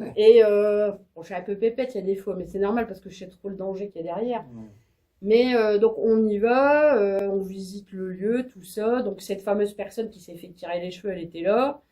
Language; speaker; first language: French; native; French